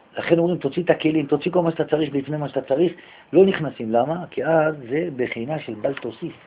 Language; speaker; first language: Hebrew; native; Hebrew